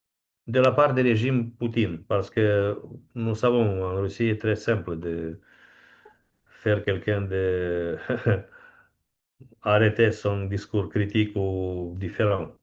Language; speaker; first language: French; non-native, fluent; Romanian